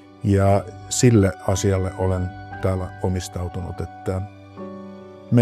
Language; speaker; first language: Finnish; native; Finnish